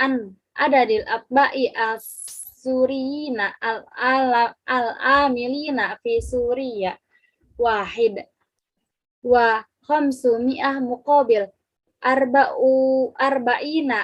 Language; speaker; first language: Arabic; non-native, learner; Indonesian